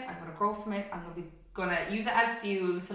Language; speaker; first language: English; native; English